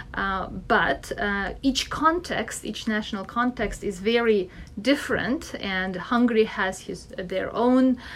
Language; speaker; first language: English; non-native, fluent; Russian